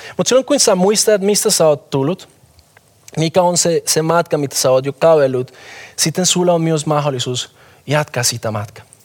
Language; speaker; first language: Finnish; non-native, fluent; Spanish